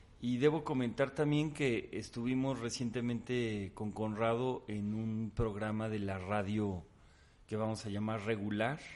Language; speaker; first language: Spanish; native; Spanish